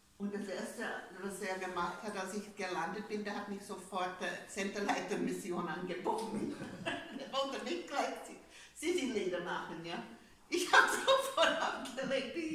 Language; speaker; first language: German; non-native, fluent; English